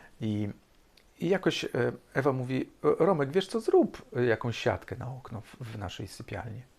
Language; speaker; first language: Polish; early bilingual, heritage; Polish